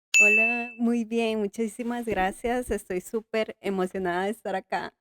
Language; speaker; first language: Spanish; native; Spanish